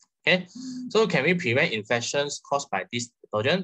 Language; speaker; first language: English; non-native, local second language; Chinese